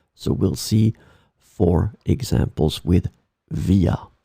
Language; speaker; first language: English; non-native, fluent; French